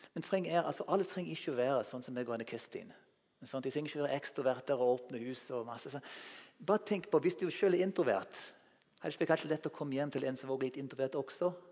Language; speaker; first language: Norwegian; non-native, fluent; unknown